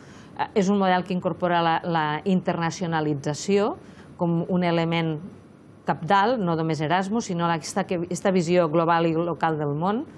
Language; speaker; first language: Catalan; native; Catalan